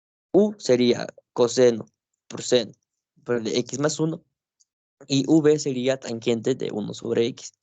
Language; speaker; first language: Spanish; native; Spanish